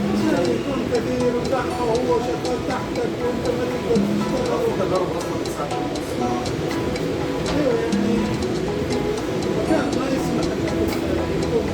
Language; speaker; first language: Arabic; non-native, learner; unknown